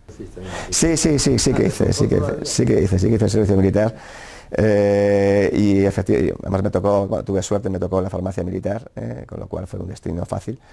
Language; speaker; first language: Spanish; native; Spanish